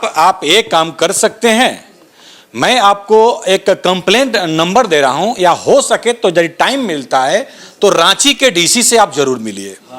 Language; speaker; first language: Hindi; native; Hindi